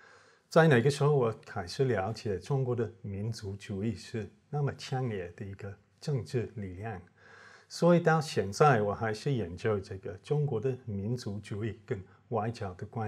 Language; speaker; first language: Chinese; non-native, fluent; English